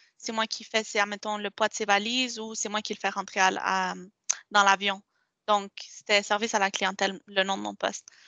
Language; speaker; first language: French; non-native, local second language; Spanish